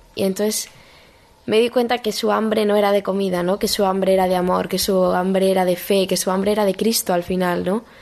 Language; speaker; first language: Spanish; native; Spanish